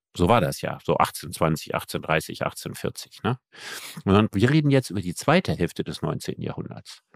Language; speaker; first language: German; native; German